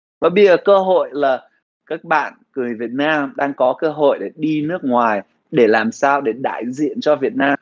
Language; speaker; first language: Vietnamese; early bilingual, heritage; Vietnamese